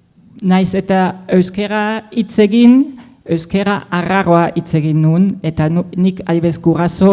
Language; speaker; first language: Basque; non-native, fluent; German